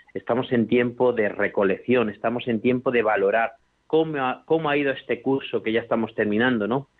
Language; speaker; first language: Spanish; native; Spanish